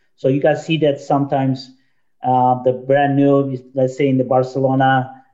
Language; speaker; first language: English; non-native, fluent; Turkish